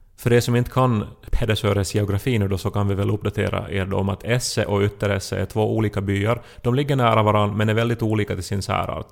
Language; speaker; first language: Swedish; native; Swedish